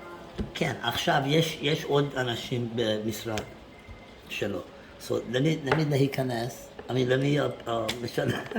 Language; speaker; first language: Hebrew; non-native, learner; English